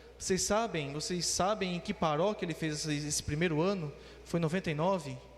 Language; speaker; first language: Portuguese; native; Portuguese